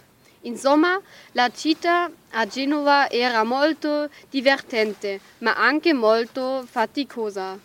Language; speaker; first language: Italian; non-native, learner; German